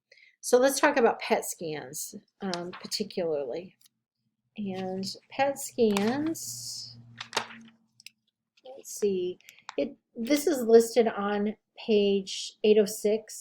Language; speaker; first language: English; native; English